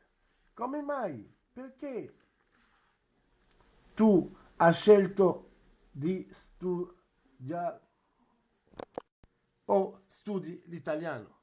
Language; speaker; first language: Italian; non-native, fluent; Arabic